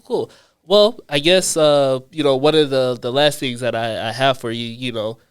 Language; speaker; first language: English; native; English